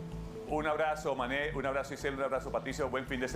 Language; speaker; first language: Spanish; native; Spanish